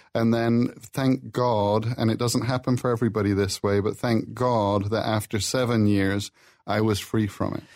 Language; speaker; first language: English; native; English